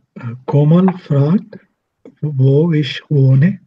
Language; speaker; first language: German; non-native, learner; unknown